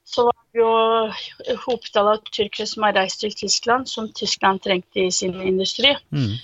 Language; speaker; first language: Norwegian; early bilingual, other home language; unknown